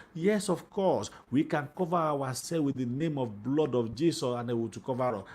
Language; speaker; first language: English; non-native, local second language; Yoruba